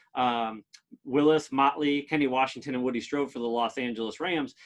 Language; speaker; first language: English; native; English